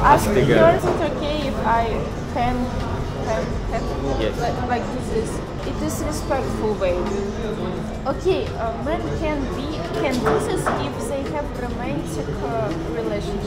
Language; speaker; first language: English; non-native, learner; Russian